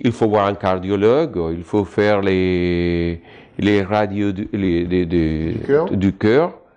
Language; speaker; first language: French; non-native, fluent; Spanish